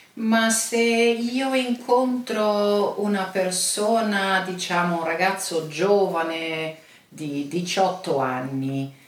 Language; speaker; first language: Italian; non-native, fluent; Dutch